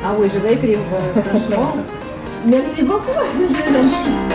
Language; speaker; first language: French; non-native, learner; Russian